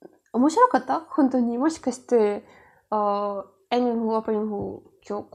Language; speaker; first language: Japanese; non-native, learner; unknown